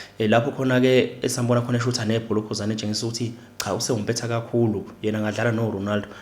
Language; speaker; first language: Zulu; native; Zulu